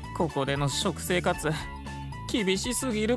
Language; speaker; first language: Japanese; native; Japanese